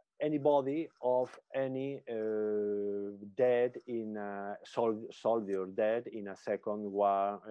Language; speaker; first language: English; non-native, learner; Spanish